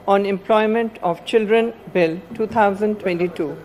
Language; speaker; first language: English; non-native, local second language; Urdu